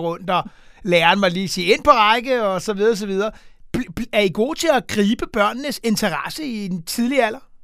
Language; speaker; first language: Danish; native; Danish